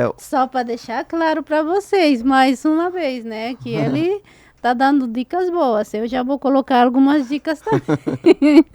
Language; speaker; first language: Portuguese; non-native, fluent; Spanish